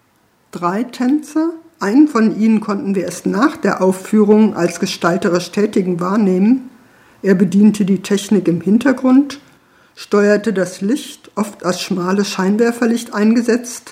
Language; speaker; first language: German; native; German